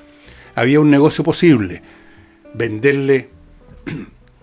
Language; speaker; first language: Spanish; native; Spanish